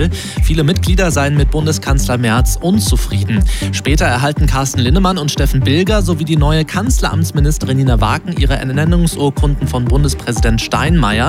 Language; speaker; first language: German; native; German